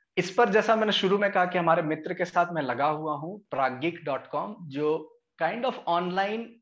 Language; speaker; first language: Hindi; native; Hindi